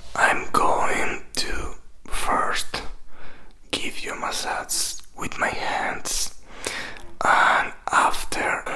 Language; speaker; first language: English; non-native, fluent; Spanish